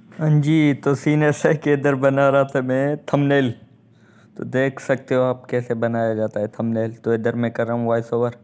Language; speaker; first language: Urdu; non-native, local second language; Punjabi